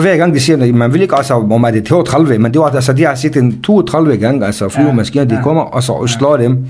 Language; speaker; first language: Danish; non-native, fluent; Kurdish